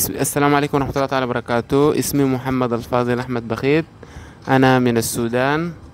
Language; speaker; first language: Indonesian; non-native, learner; Arabic